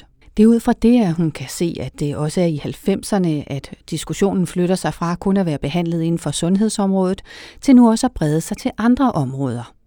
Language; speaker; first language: Danish; native; Danish